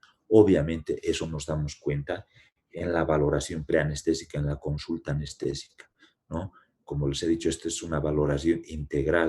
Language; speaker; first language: Spanish; native; Spanish